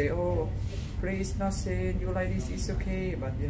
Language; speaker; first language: English; non-native, learner; Thai